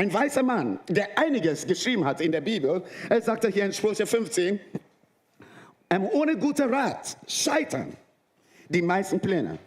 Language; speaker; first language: German; non-native, fluent; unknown